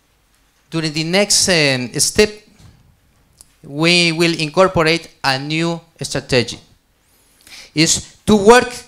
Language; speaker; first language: English; non-native, learner; Spanish